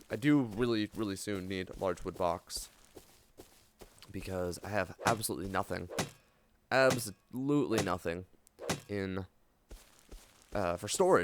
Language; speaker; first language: English; native; English